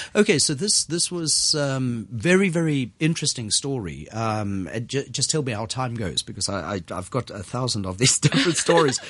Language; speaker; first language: English; native; English